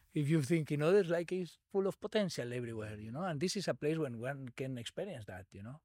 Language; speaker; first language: English; non-native, learner; Spanish